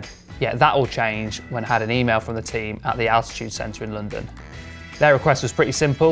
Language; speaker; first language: English; native; English